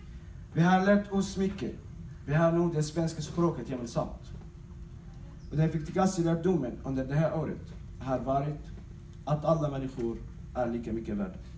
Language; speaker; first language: Swedish; non-native, learner; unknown